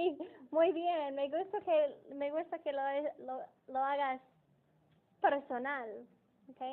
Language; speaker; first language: Spanish; non-native, fluent; English